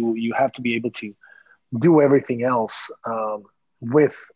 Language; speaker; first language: English; non-native, fluent; Slovak